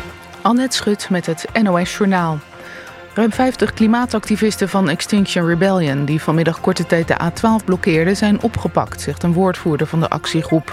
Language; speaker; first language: Dutch; native; Dutch